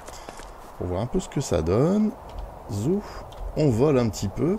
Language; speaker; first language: French; native; French